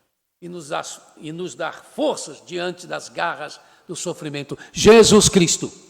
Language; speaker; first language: Portuguese; native; Portuguese